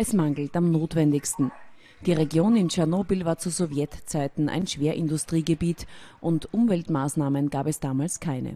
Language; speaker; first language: German; native; German